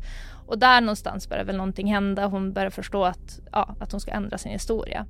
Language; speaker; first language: Swedish; native; Swedish